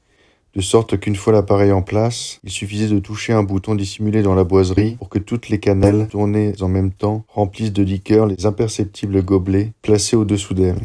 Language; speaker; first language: French; native; French